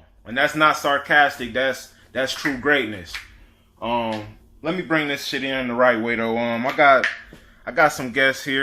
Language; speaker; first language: English; native; English